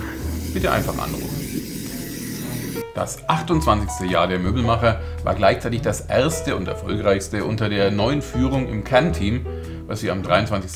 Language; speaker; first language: German; native; German